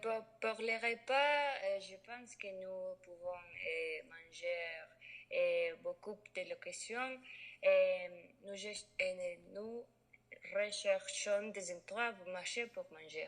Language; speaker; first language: French; non-native, learner; Spanish